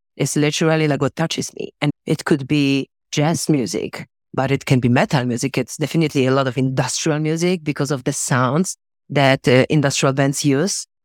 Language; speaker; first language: English; non-native, fluent; Polish